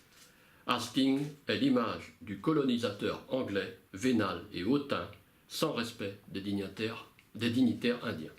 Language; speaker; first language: French; native; French